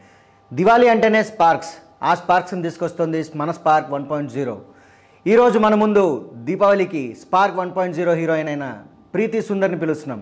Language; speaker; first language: Telugu; native; Telugu